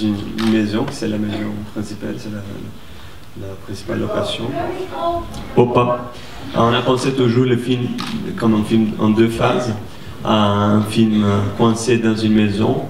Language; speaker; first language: French; non-native, fluent; Portuguese